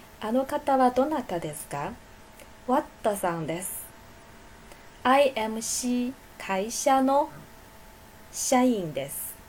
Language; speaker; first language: Japanese; non-native, fluent; Chinese